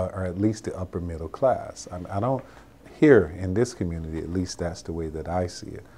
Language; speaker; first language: English; native; English